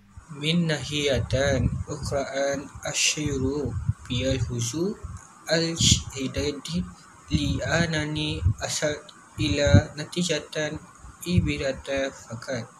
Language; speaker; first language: Arabic; non-native, learner; Malay